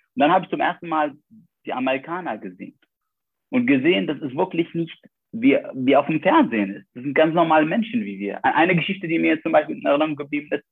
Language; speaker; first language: German; non-native, fluent; Arabic